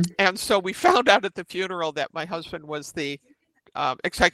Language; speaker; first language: English; native; English